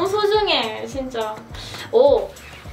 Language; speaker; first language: Korean; early bilingual, heritage; Korean